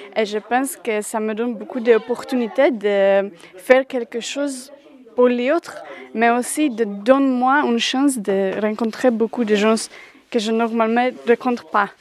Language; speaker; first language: French; non-native, learner; Polish